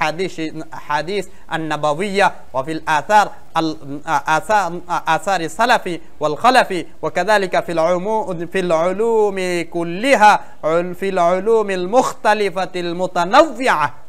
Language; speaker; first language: Arabic; non-native, fluent; Bangla